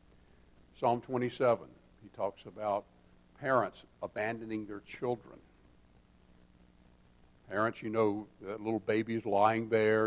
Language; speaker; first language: English; native; English